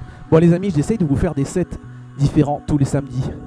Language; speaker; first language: French; native; French